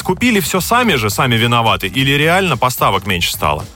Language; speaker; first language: Russian; native; Russian